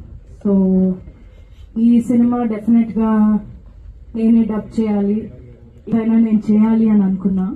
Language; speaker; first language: Telugu; non-native, fluent; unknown